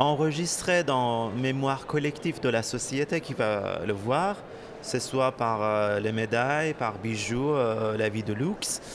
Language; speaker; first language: French; non-native, fluent; Persian